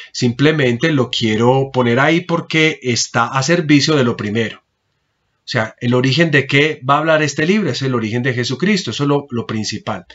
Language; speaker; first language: Spanish; native; Spanish